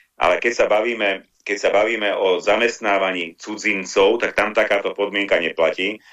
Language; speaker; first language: Slovak; non-native, local second language; Hungarian